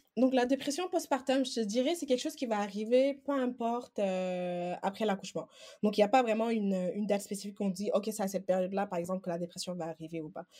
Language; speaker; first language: French; non-native, local second language; Wolof